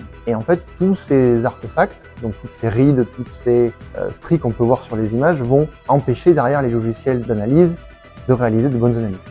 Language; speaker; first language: French; native; French